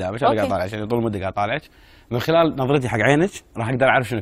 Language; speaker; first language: Arabic; native; Arabic